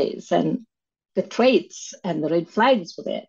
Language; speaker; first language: English; non-native, local second language; Sinhala